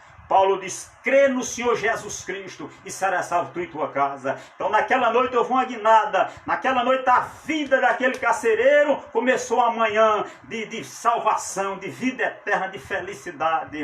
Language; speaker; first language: Portuguese; native; Portuguese